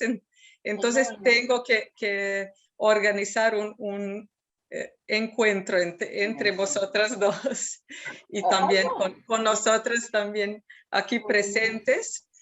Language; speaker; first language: Spanish; non-native, fluent; Serbian